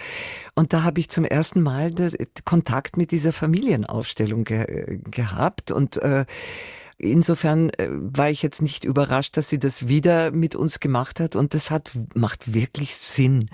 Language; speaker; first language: German; native; German